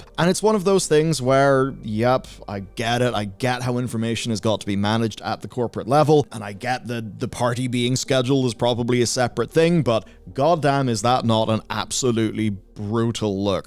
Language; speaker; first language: English; native; English